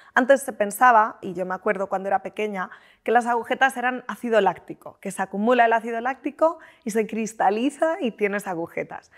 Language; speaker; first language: Spanish; native; Spanish